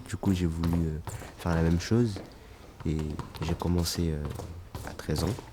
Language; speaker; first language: French; non-native, fluent; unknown